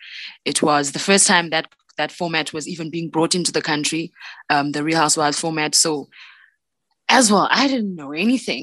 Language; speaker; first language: English; non-native, local second language; Xhosa